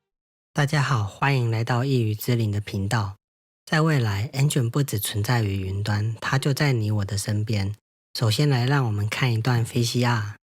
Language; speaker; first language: Chinese; native; Chinese